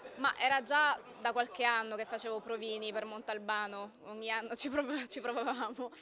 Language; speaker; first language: Italian; native; Italian